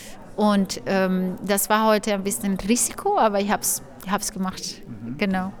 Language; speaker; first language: German; non-native, fluent; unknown